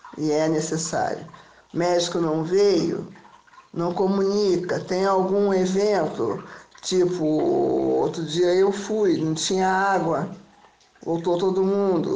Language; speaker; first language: Portuguese; native; Portuguese